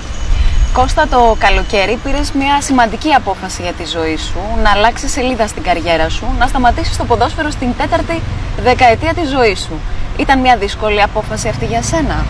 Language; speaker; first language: Greek; native; Greek